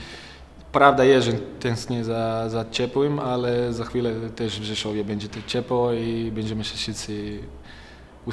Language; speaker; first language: Polish; non-native, fluent; Croatian